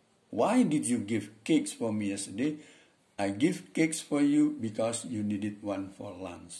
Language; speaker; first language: English; non-native, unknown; Indonesian